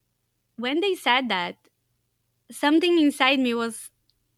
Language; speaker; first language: English; non-native, fluent; Portuguese